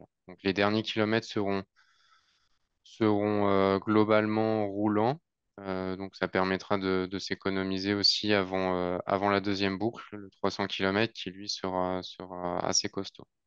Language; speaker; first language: French; native; French